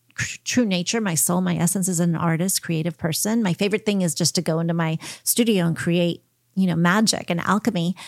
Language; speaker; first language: English; early bilingual, heritage; English